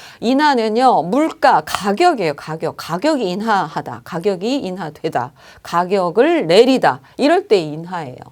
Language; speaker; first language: Korean; native; Korean